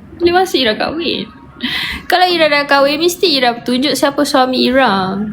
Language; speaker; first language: Malay; native; Malay